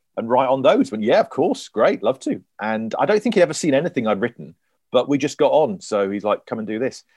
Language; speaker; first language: English; native; English